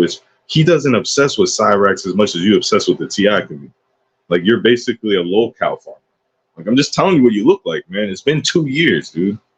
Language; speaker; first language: English; native; English